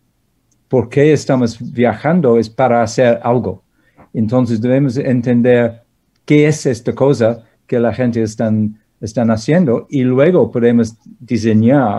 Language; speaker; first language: Spanish; non-native, fluent; English